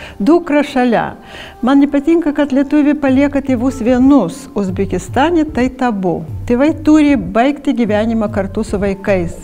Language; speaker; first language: Lithuanian; non-native, fluent; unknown